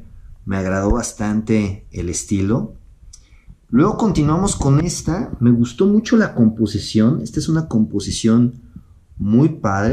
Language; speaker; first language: Spanish; native; Spanish